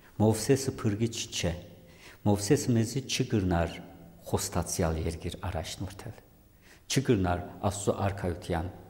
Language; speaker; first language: Armenian; native; Armenian